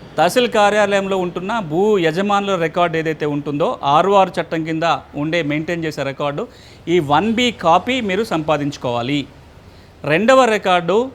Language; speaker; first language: Telugu; native; Telugu